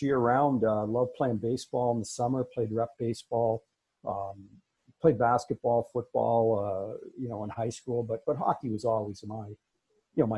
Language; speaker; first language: English; native; English